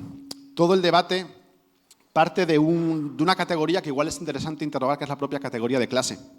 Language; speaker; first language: Spanish; native; Spanish